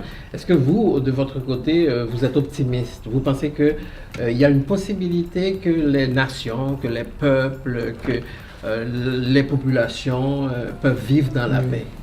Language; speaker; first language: French; native; French